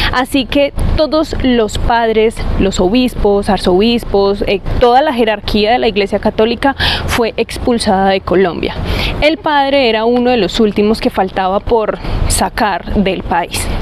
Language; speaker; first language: Spanish; native; Spanish